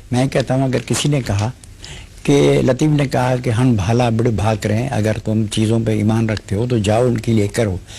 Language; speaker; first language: Urdu; non-native, local second language; Sindhi